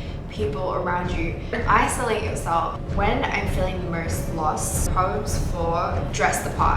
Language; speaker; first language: English; native; English